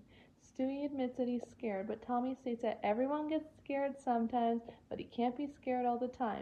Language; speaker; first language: English; native; English